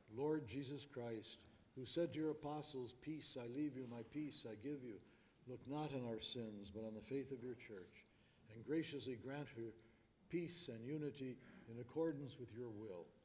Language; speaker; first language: English; native; English